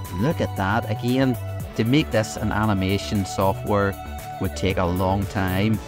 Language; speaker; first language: English; native; English